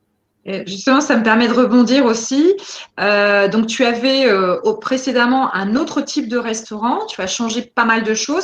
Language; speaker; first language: French; native; French